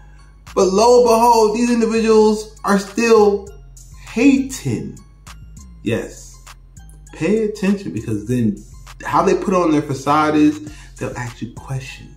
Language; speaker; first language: English; native; English